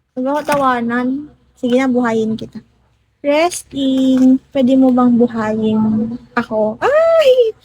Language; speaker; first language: Filipino; non-native, local second language; Iloko